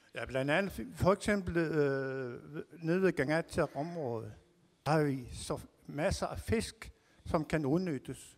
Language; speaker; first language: Danish; non-native, local second language; Kalaallisut